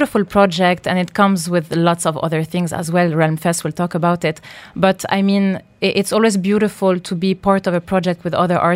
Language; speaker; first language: English; non-native, fluent; French